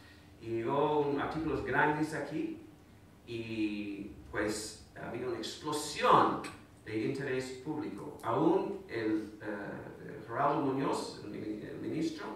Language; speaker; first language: Spanish; non-native, fluent; English